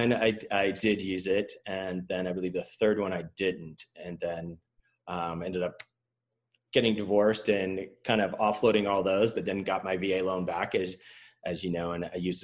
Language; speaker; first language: English; native; English